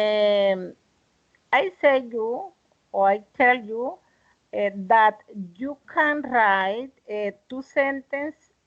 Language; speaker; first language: English; non-native, learner; Spanish